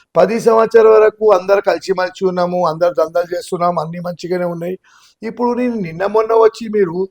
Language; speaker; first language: Telugu; non-native, local second language; Gujarati